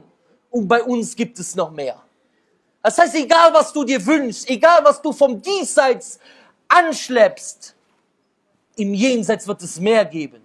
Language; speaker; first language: German; native; German